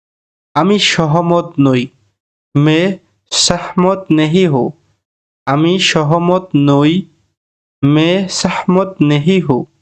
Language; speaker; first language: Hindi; non-native, learner; Bangla